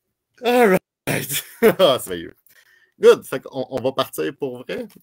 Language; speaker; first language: French; native; French